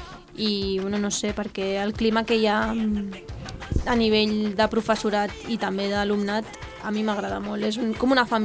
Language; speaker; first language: Catalan; non-native, local second language; Spanish